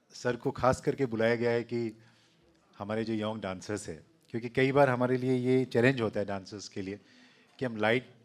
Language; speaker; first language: Hindi; non-native, local second language; Assamese